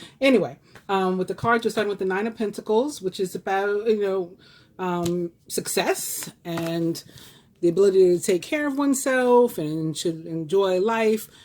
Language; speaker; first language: English; native; English